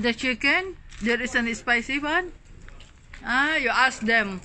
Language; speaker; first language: English; non-native, learner; Filipino